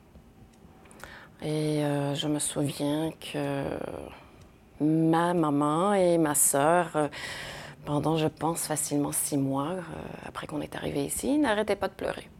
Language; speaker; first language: French; early bilingual, other home language; Spanish